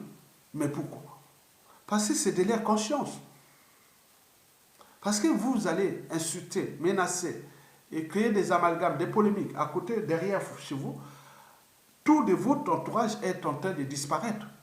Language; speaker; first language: French; non-native, local second language; Lingala